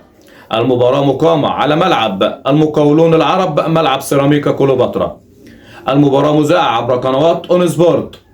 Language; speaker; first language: Arabic; native; Arabic